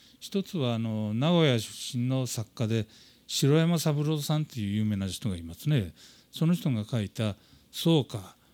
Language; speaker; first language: Japanese; native; Japanese